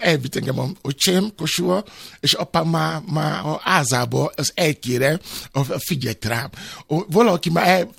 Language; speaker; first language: Hungarian; non-native, learner; Albanian